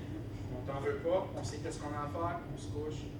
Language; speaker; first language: French; native; French